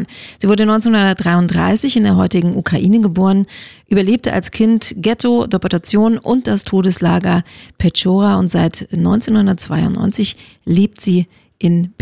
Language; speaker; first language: German; native; German